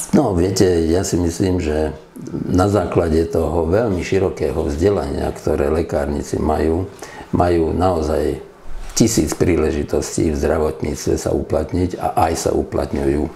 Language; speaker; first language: Slovak; non-native, local second language; Hungarian